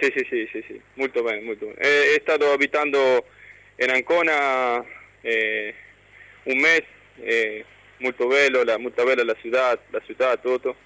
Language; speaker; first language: Italian; non-native, learner; Spanish